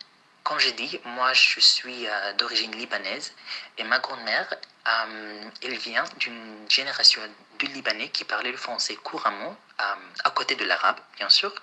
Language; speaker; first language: French; non-native, fluent; Arabic